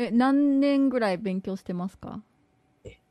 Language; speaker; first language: Japanese; native; Japanese